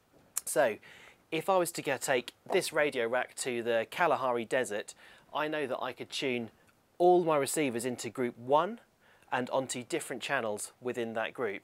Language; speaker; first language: English; native; English